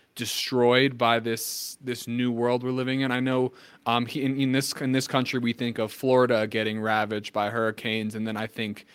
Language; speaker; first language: English; native; English